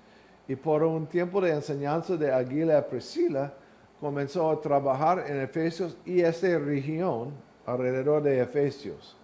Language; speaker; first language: Spanish; non-native, learner; English